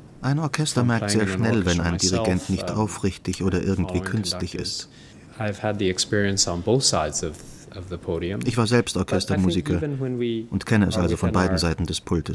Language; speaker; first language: German; native; German